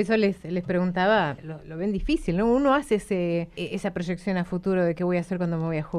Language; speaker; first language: Spanish; native; Spanish